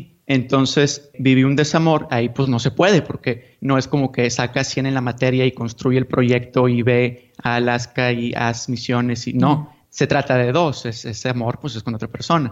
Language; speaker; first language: Spanish; native; Spanish